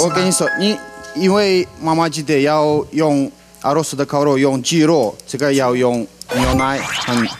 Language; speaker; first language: Chinese; non-native, fluent; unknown